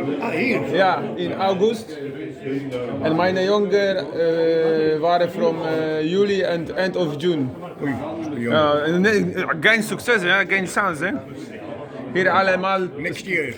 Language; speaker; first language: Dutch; non-native, learner; Polish